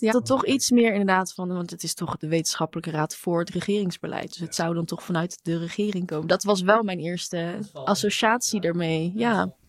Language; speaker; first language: Dutch; native; Dutch